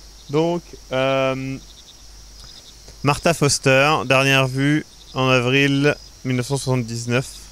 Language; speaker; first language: French; native; French